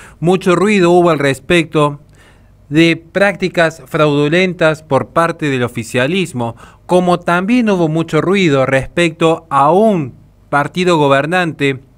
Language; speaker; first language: Spanish; native; Spanish